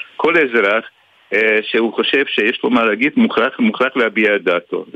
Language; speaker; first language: Hebrew; early bilingual, other home language; Hungarian